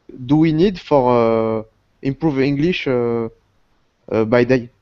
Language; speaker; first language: English; non-native, learner; Portuguese